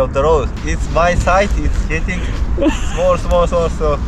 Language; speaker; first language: English; non-native, learner; Japanese